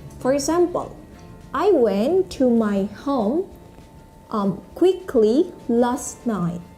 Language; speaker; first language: English; non-native, learner; Indonesian